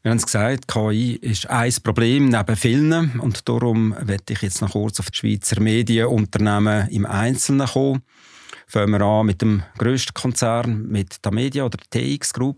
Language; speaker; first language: German; native; German